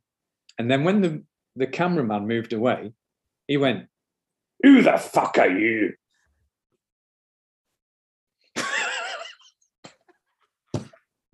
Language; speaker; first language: English; native; English